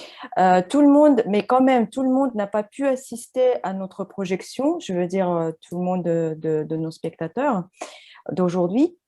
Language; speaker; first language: French; non-native, fluent; Russian